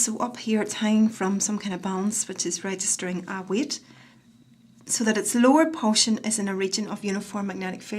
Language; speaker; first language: English; native; English